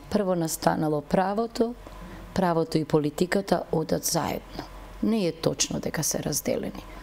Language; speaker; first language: Macedonian; native; Macedonian